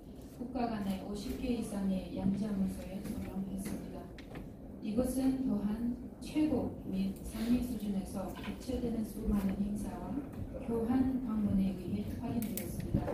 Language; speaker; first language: Korean; non-native, fluent; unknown